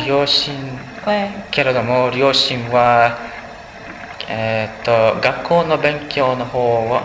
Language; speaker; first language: Japanese; non-native, learner; English